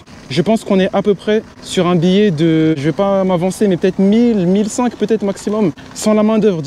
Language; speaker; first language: French; native; French